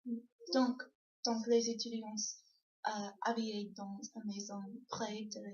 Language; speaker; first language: French; non-native, learner; English